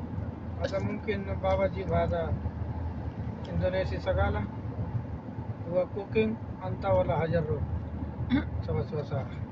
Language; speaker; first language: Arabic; non-native, learner; Hindi